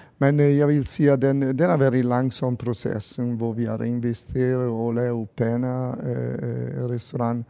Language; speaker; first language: Danish; non-native, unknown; Italian